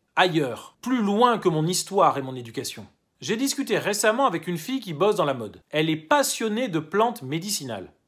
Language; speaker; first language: French; native; French